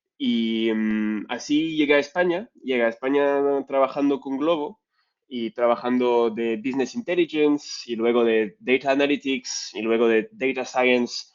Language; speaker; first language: Spanish; non-native, fluent; French